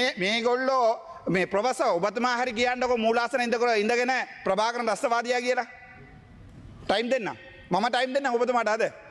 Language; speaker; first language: Sinhala; non-native, local second language; Tamil